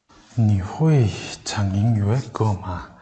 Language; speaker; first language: Chinese; non-native, learner; Mongolian